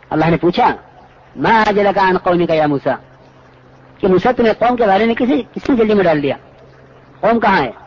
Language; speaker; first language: Urdu; native; Urdu